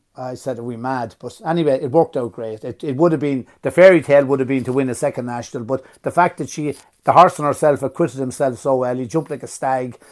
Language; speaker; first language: English; native; English